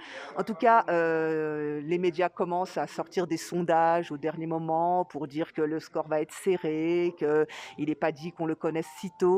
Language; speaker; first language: French; native; French